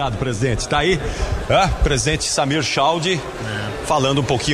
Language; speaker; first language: Portuguese; native; Portuguese